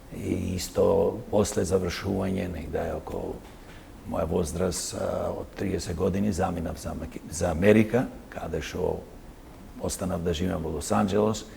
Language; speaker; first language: Macedonian; native; Macedonian